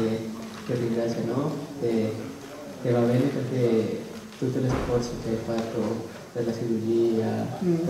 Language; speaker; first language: Italian; non-native, learner; Spanish